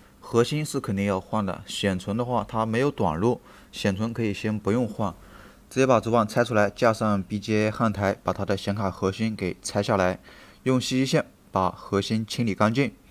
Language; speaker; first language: Chinese; native; Chinese